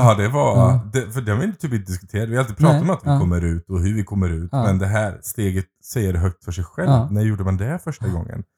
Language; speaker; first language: Swedish; native; Swedish